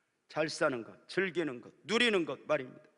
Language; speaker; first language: Korean; native; Korean